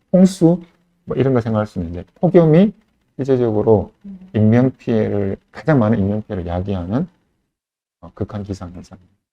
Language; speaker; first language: Korean; native; Korean